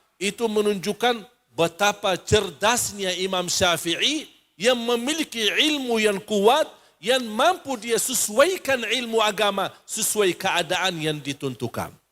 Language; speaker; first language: Malay; non-native, fluent; Arabic